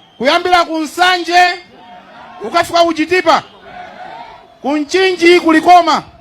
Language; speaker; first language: Nyanja; non-native, local second language; Tumbuka